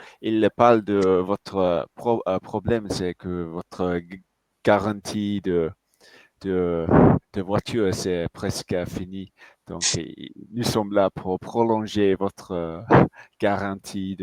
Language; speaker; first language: French; non-native, fluent; English